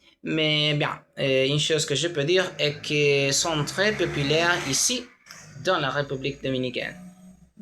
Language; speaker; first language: French; non-native, learner; Spanish